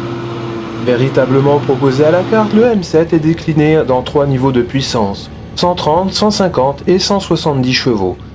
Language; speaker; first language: French; native; French